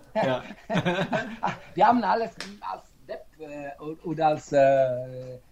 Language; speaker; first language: German; non-native, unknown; Italian